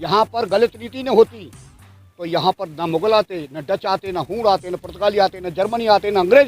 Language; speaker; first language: Hindi; native; Hindi